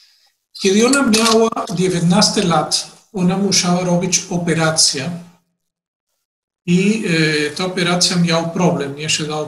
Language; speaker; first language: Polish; non-native, learner; Spanish